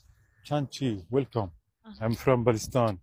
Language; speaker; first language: English; non-native, learner; Arabic